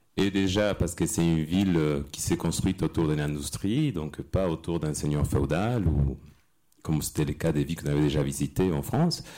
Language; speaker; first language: French; non-native, fluent; Spanish